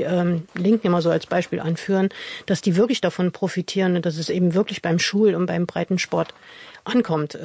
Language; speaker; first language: German; native; German